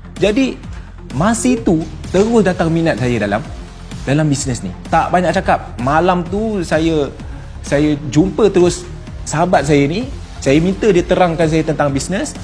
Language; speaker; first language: Malay; native; Malay